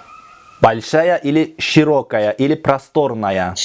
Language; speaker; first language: Russian; non-native, local second language; Kyrgyz